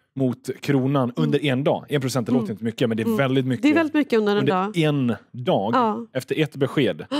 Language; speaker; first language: Swedish; native; Swedish